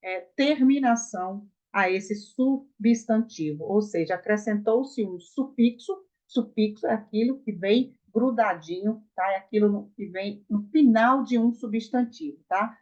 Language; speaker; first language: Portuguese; native; Portuguese